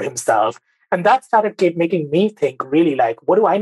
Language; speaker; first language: English; non-native, local second language; Bangla